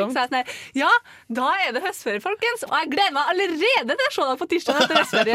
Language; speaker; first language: Norwegian; native; Norwegian